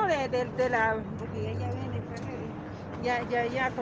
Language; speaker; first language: Spanish; native; Spanish